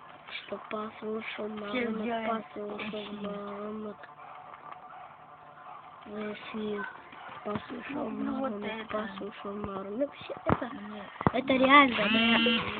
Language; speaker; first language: Russian; non-native, learner; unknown